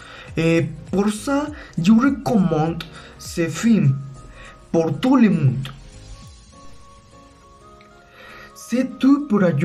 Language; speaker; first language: French; non-native, learner; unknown